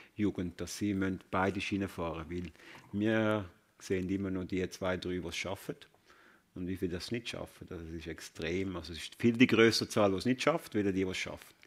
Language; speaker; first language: German; native; German